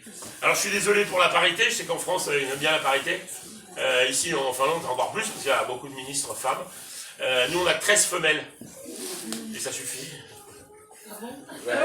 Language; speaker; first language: French; native; French